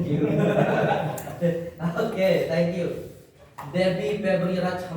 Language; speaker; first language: English; non-native, fluent; Indonesian